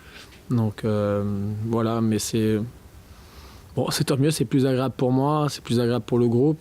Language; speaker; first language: French; native; French